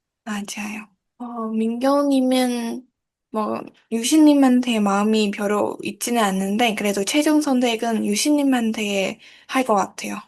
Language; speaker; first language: Korean; non-native, learner; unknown